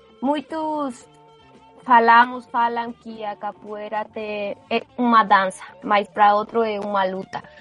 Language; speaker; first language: Portuguese; non-native, learner; Spanish